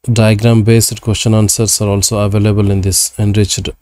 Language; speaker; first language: English; non-native, local second language; Kannada